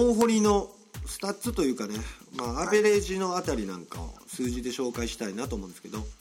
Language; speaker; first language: Japanese; native; Japanese